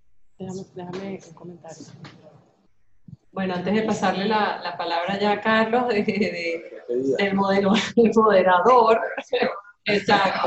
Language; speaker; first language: Spanish; native; Spanish